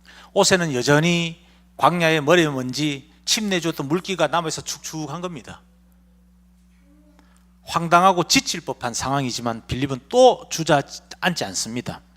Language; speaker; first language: Korean; native; Korean